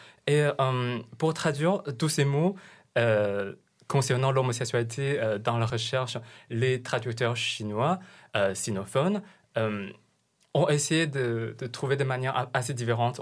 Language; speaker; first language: French; non-native, fluent; Chinese